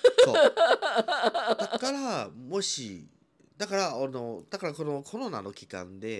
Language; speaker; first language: Japanese; non-native, fluent; Chinese